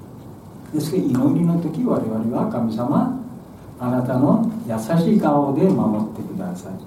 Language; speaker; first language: Japanese; non-native, learner; Bangla